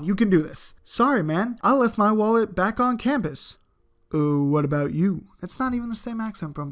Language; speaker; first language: English; native; English